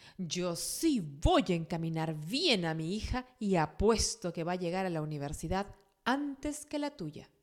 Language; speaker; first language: Spanish; native; Spanish